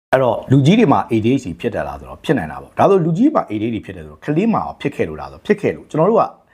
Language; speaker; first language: Burmese; native; Burmese